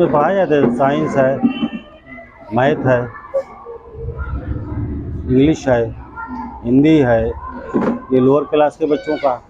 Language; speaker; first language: Hindi; native; Hindi